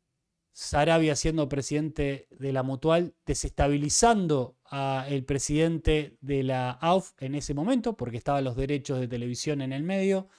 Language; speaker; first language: Spanish; native; Spanish